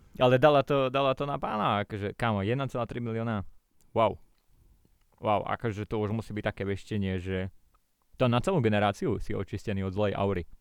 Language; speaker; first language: Slovak; native; Slovak